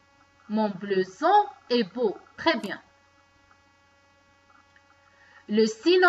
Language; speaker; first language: French; non-native, local second language; Arabic